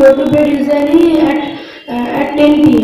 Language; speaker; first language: English; non-native, learner; Bangla